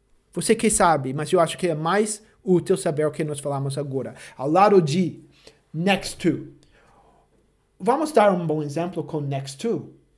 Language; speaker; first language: Portuguese; non-native, fluent; English